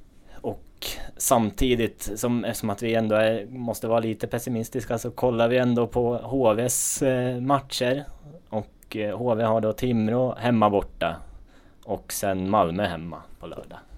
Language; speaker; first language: Swedish; native; Swedish